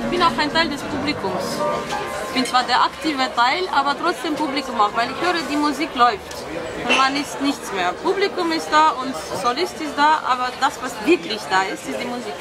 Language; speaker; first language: German; non-native, fluent; Romanian